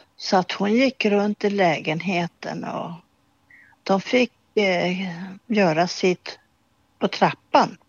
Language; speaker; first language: Swedish; native; Swedish